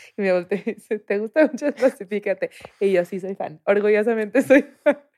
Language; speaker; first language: Spanish; native; Spanish